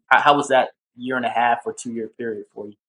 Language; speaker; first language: English; native; English